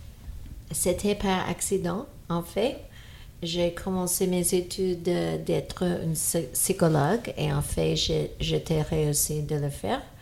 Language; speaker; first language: French; non-native, fluent; English